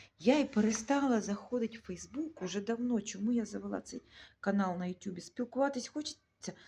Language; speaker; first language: Ukrainian; non-native, local second language; Russian